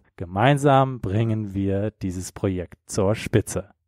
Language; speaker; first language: German; native; German